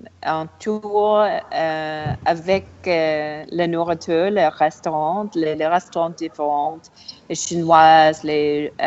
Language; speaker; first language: French; non-native, learner; English